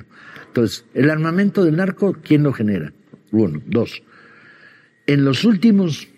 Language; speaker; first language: Spanish; native; Spanish